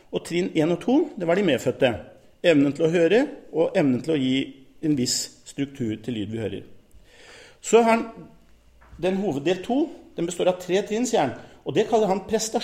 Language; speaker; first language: Norwegian; native; Norwegian